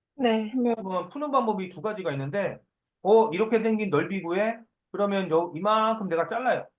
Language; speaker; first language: Korean; native; Korean